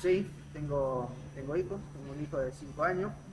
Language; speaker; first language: Spanish; native; Spanish